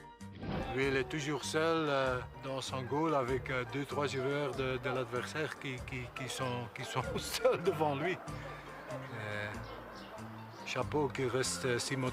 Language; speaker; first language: French; non-native, local second language; Dutch